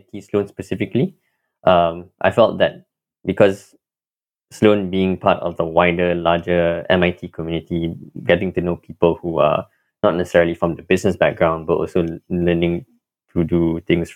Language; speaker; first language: English; non-native, local second language; Malay